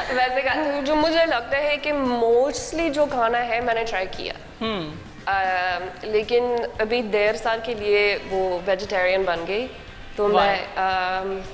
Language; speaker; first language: Hindi; non-native, learner; English